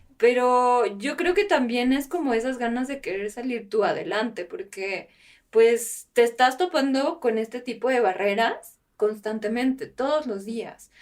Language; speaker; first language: Spanish; native; Spanish